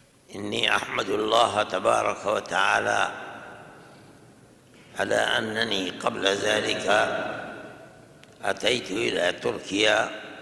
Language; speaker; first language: Arabic; non-native, fluent; Urdu